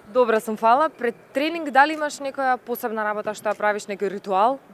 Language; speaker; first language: Macedonian; native; Macedonian